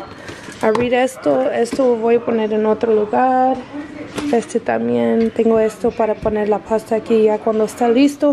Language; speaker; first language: Spanish; early bilingual, heritage; English